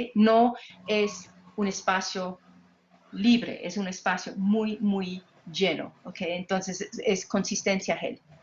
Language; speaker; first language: Spanish; non-native, fluent; English